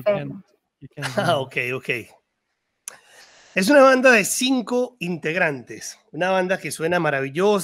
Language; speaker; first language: Spanish; native; Spanish